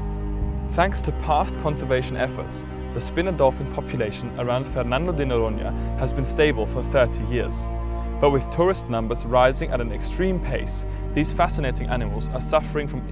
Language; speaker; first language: English; non-native, fluent; German